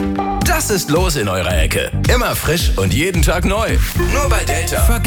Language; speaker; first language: German; native; German